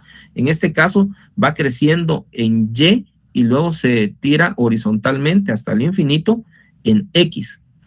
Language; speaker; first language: Spanish; native; Spanish